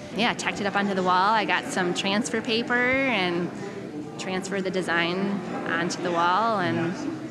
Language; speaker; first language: English; native; English